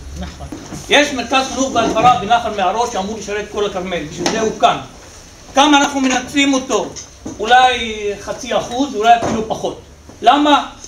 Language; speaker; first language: Hebrew; non-native, local second language; Arabic